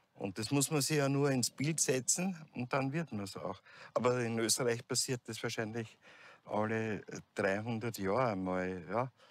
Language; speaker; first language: German; native; German